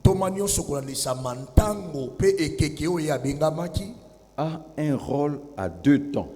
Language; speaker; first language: French; non-native, local second language; Lingala